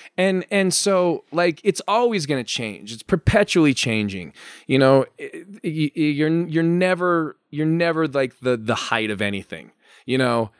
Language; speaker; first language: English; native; English